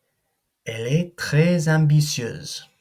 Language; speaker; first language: French; non-native, fluent; English